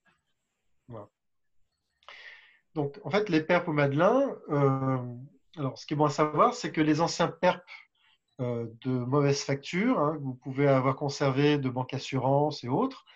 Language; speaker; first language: French; native; French